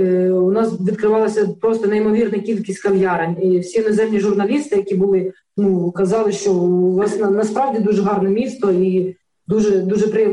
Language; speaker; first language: Ukrainian; native; Ukrainian